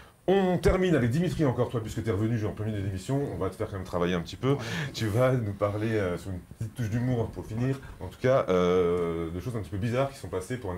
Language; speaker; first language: French; native; French